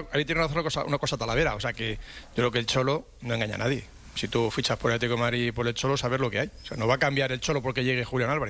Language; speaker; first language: Spanish; native; Spanish